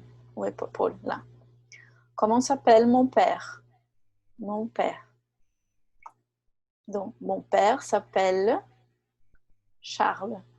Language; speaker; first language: French; non-native, fluent; Portuguese